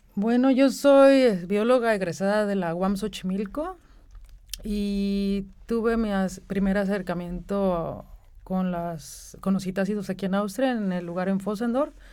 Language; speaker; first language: Spanish; native; Spanish